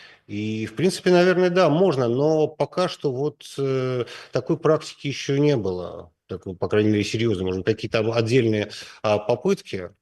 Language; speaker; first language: Russian; native; Russian